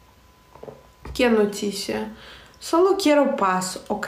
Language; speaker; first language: Spanish; non-native, fluent; Russian